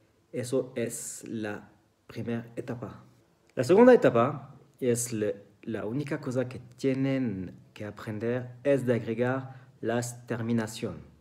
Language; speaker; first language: Spanish; non-native, fluent; French